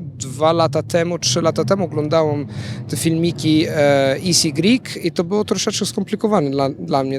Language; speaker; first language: Polish; non-native, fluent; Italian